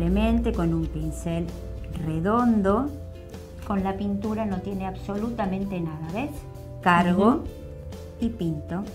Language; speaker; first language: Spanish; native; Spanish